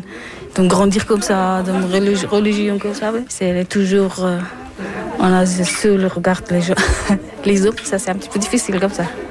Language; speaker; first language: French; non-native, learner; Persian